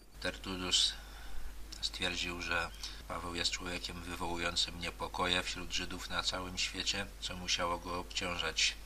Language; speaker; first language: Polish; native; Polish